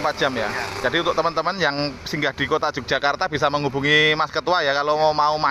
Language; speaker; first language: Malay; non-native, local second language; Javanese